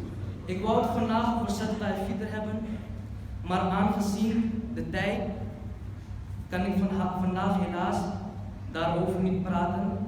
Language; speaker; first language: Dutch; early bilingual, other home language; Urdu